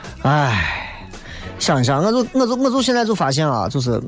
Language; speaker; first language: Chinese; native; Chinese